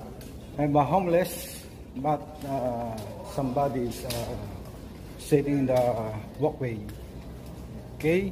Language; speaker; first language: English; non-native, learner; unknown